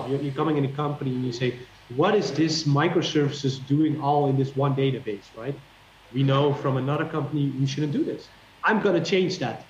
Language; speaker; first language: English; non-native, fluent; Dutch